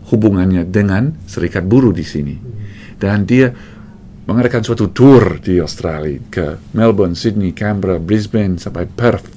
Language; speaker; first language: Malay; non-native, fluent; English